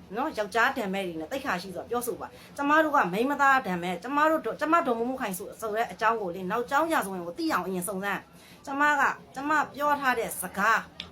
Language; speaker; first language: Burmese; native; Burmese